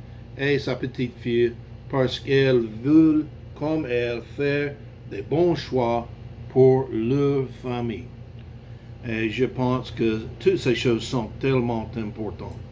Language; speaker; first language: French; non-native, learner; English